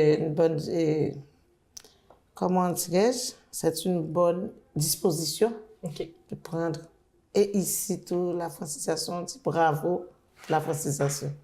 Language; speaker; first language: French; non-native, learner; Haitian Creole